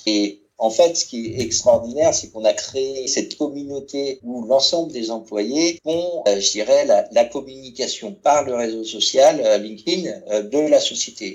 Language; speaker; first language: French; native; French